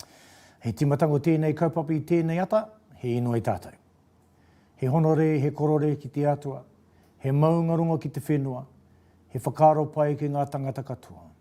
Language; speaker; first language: Māori; non-native, local second language; English